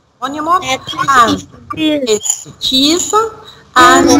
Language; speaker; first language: English; non-native, learner; Arabic